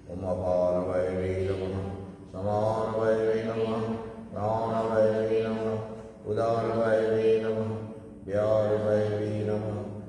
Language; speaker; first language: Hindi; non-native, local second language; Bangla